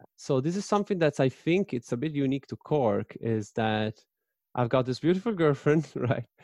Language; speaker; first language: English; non-native, fluent; Italian